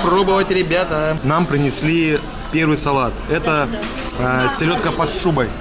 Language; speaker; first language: Russian; native; Russian